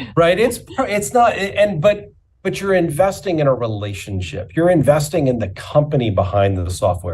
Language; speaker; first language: English; native; English